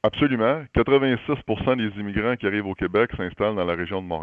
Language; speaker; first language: French; native; French